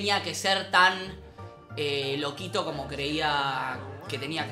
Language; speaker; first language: Spanish; native; Spanish